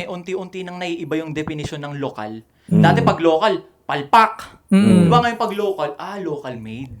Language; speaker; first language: Filipino; native; Filipino